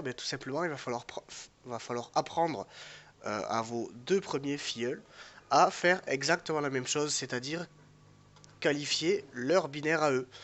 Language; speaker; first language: French; native; French